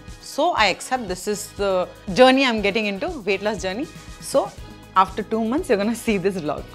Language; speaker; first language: Tamil; non-native, local second language; Assamese